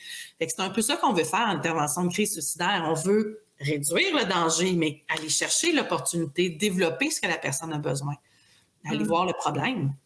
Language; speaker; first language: French; native; French